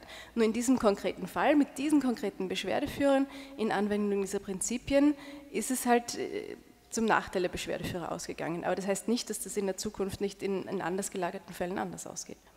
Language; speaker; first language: German; native; German